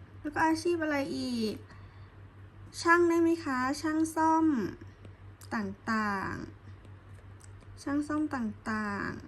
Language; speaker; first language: Thai; native; Thai